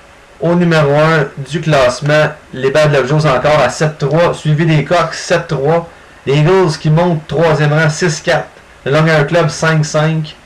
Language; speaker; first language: French; native; French